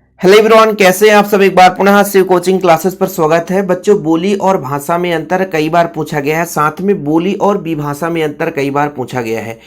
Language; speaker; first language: Hindi; native; Hindi